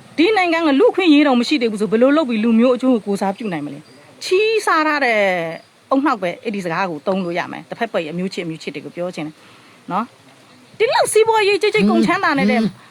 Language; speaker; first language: Burmese; non-native, local second language; Mon